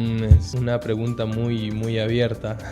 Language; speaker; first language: Spanish; early bilingual, heritage; Spanish